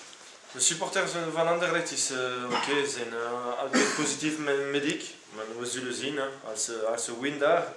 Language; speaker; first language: Dutch; non-native, local second language; French